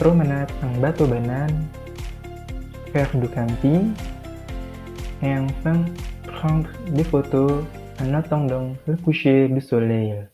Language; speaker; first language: French; non-native, learner; Indonesian